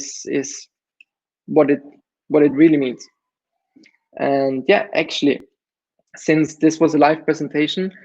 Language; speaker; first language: English; non-native, fluent; German